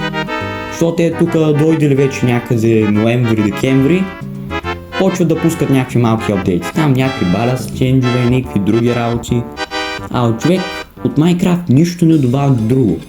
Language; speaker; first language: Bulgarian; native; Bulgarian